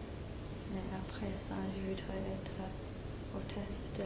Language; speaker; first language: French; non-native, learner; English